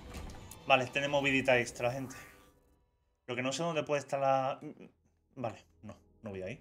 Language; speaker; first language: Spanish; native; Spanish